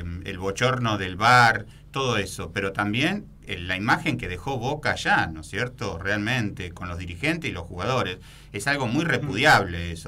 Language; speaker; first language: Spanish; native; Spanish